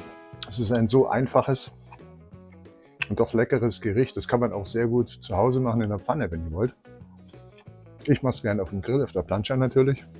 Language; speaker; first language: German; native; German